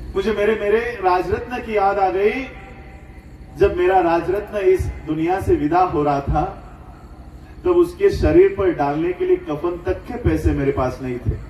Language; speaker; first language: Hindi; non-native, local second language; Marathi